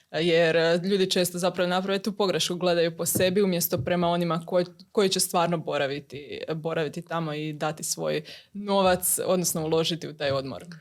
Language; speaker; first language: Croatian; native; Croatian